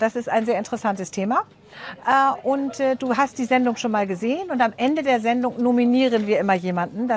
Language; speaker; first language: German; native; German